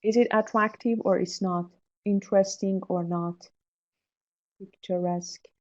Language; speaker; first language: English; non-native, fluent; Persian